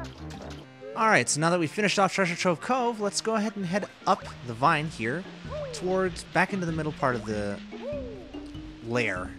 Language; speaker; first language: English; native; English